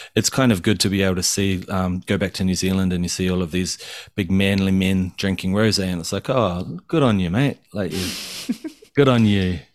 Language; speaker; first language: English; native; English